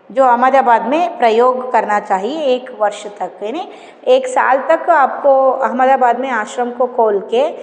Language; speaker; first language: Hindi; non-native, local second language; Kannada